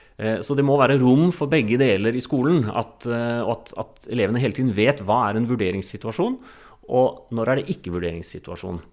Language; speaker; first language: Norwegian; native; Norwegian